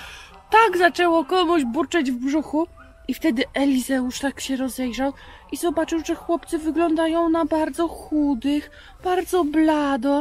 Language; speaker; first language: Polish; native; Polish